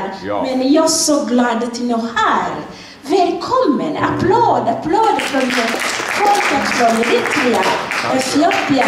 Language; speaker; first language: Swedish; non-native, learner; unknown